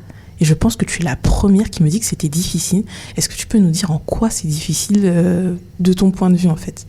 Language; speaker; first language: French; native; French